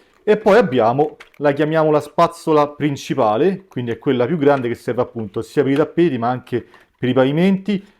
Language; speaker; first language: Italian; native; Italian